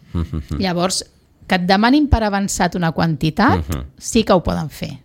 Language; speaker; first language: Catalan; native; Catalan